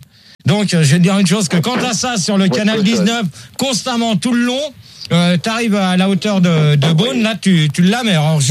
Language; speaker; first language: French; native; French